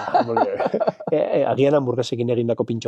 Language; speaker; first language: Basque; native; Basque